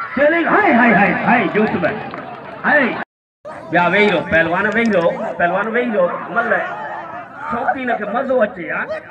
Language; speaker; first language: Urdu; non-native, local second language; Sindhi